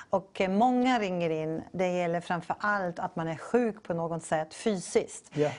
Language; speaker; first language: Swedish; non-native, fluent; English